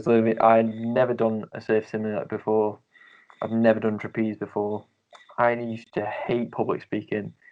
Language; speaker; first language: English; native; English